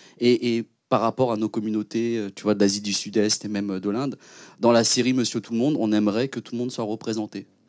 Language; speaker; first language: French; early bilingual, other home language; Vietnamese